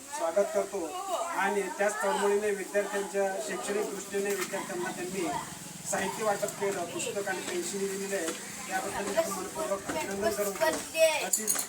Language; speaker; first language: Marathi; native; Marathi